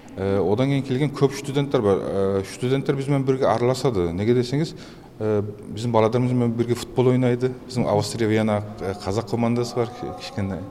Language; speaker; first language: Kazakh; early bilingual, heritage; Kazakh